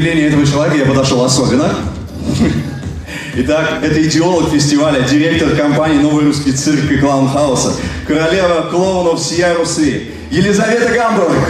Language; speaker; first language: Russian; native; Russian